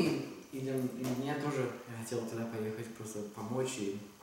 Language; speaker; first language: Russian; early bilingual, heritage; Russian